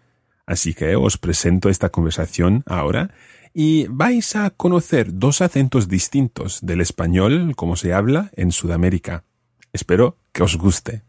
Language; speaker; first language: Spanish; non-native, fluent; English